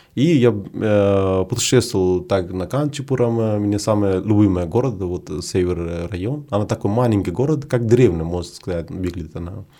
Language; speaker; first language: Russian; non-native, fluent; Hindi